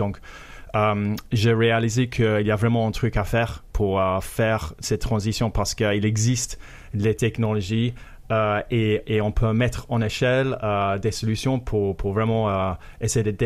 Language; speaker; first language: French; non-native, fluent; English